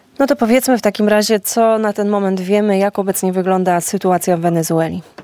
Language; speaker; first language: Polish; native; Polish